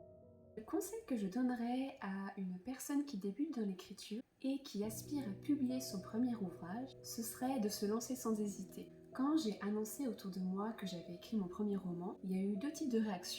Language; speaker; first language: French; native; French